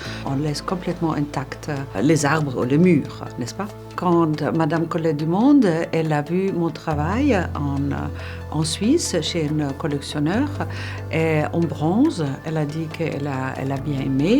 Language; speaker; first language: French; non-native, fluent; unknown